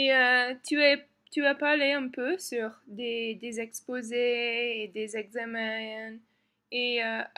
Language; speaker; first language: French; non-native, learner; English